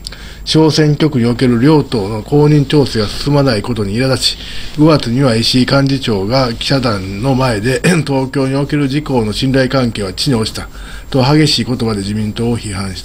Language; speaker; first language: Japanese; native; Japanese